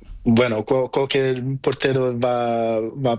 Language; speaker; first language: Spanish; non-native, local second language; Portuguese